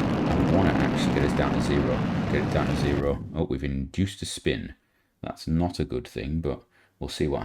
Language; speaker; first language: English; native; English